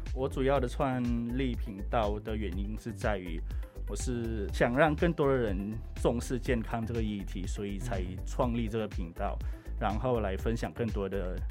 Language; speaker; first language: Chinese; non-native, fluent; Thai